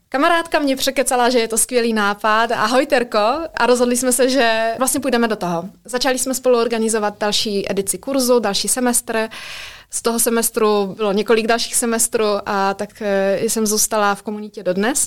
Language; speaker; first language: Czech; non-native, fluent; Polish